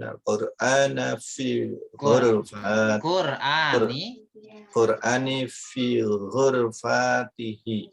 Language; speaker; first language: Arabic; non-native, learner; Indonesian